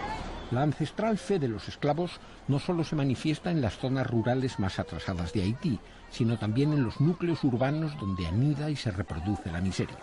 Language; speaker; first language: Spanish; native; Spanish